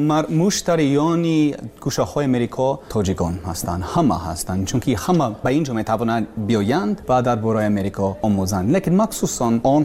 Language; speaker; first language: Persian; non-native, learner; English